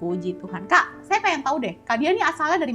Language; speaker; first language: Indonesian; native; Indonesian